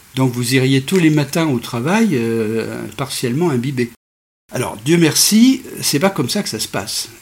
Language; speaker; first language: French; native; French